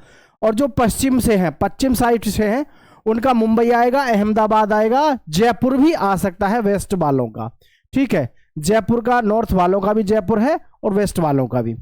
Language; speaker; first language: Hindi; native; Hindi